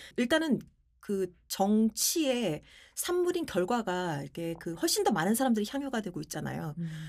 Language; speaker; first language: Korean; native; Korean